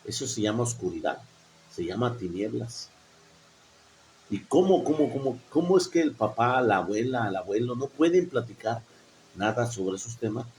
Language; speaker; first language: Spanish; native; Spanish